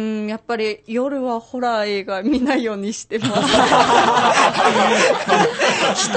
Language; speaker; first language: Japanese; non-native, fluent; Mongolian